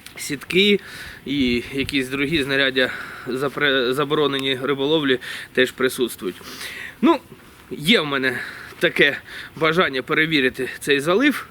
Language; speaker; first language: Ukrainian; native; Ukrainian